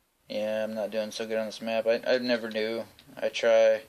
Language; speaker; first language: English; native; English